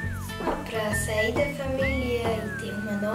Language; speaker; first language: Portuguese; early bilingual, heritage; Portuguese